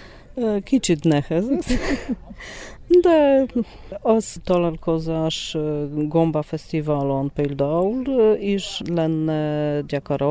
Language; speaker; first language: Hungarian; non-native, learner; Polish